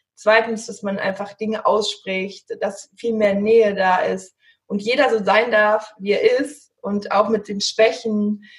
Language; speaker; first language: German; early bilingual, heritage; German